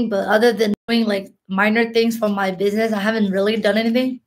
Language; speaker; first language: English; early bilingual, other home language; Hmong